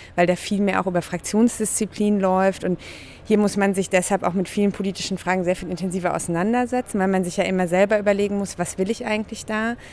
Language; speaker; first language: German; native; German